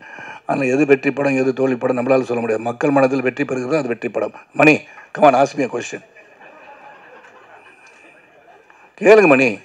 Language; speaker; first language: Tamil; native; Tamil